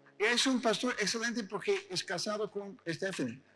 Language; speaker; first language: Spanish; native; Spanish